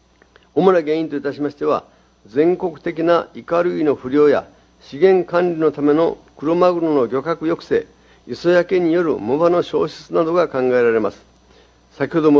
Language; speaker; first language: Japanese; native; Japanese